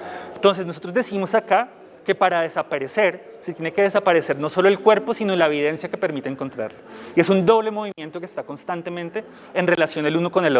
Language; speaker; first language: Spanish; native; Spanish